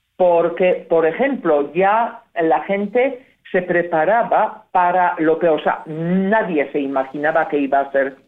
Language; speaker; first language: Spanish; non-native, fluent; Polish